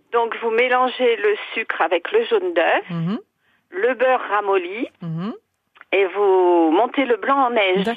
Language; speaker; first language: French; non-native, fluent; Polish